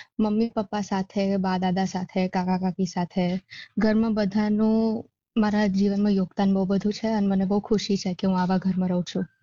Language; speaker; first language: Gujarati; early bilingual, heritage; Gujarati